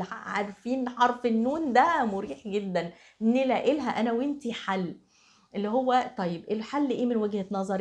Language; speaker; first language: Arabic; native; Arabic